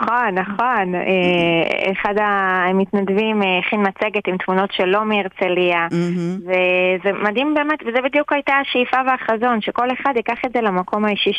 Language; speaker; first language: Hebrew; native; Hebrew